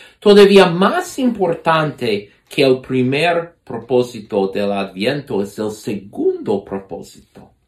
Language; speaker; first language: Spanish; non-native, fluent; English